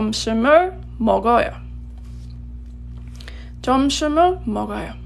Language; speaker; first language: Korean; non-native, fluent; English